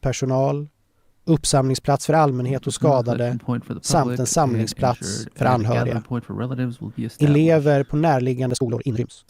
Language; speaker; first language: Swedish; native; Swedish